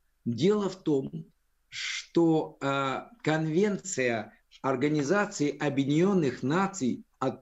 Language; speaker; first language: Russian; native; Russian